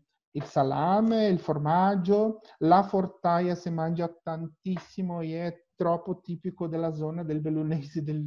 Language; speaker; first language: Italian; non-native, learner; Portuguese